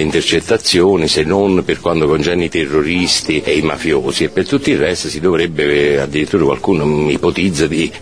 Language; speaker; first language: Italian; native; Italian